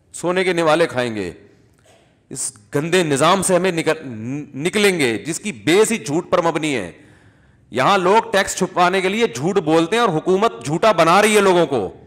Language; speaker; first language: Urdu; native; Urdu